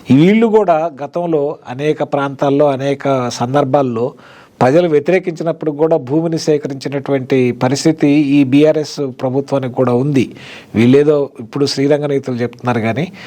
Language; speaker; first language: Telugu; native; Telugu